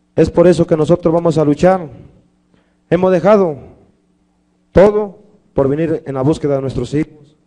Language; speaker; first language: Spanish; native; Spanish